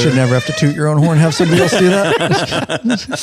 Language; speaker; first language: English; native; English